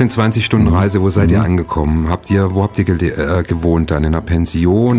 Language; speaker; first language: German; native; German